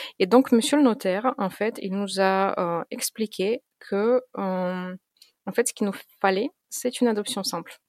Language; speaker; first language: French; non-native, fluent; Russian